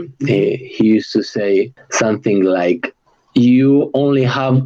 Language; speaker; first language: English; non-native, fluent; Spanish